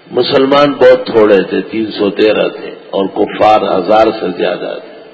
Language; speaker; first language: Urdu; non-native, local second language; Pashto